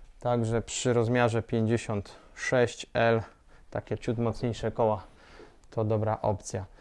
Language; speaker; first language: Polish; native; Polish